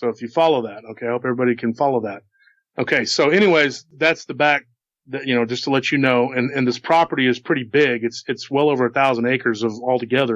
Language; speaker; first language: English; native; English